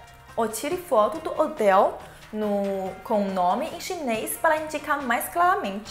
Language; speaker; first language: Portuguese; non-native, fluent; Chinese